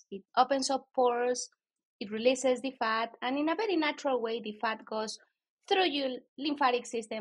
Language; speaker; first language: English; non-native, fluent; Spanish